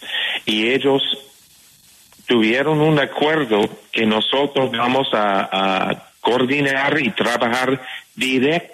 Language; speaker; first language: Spanish; non-native, fluent; English